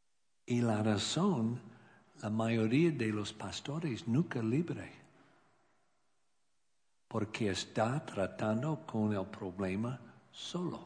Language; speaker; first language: Spanish; non-native, learner; English